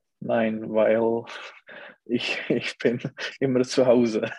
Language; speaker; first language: German; non-native, learner; Czech